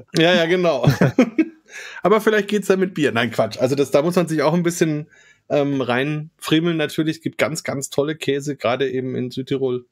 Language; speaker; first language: German; native; German